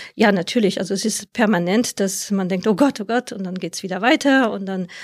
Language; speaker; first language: German; non-native, fluent; French